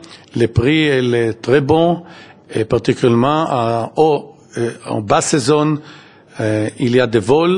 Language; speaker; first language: French; non-native, fluent; Hebrew